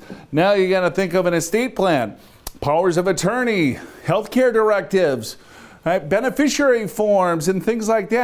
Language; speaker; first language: English; native; English